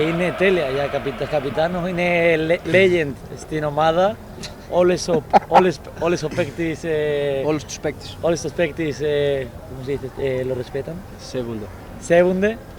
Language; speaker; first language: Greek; non-native, learner; Spanish